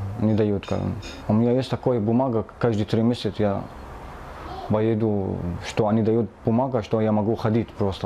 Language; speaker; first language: Russian; non-native, learner; Arabic